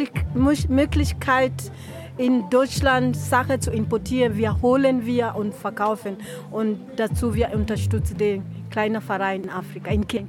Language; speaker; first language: German; non-native, learner; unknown